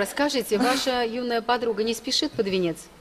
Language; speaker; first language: Russian; native; Russian